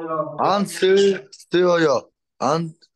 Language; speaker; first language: Korean; non-native, learner; Kyrgyz